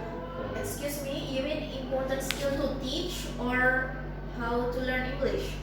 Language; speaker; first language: English; non-native, fluent; Indonesian